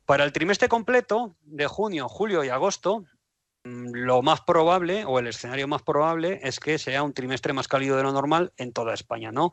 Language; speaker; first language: Spanish; native; Spanish